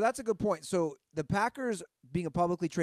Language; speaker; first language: English; native; English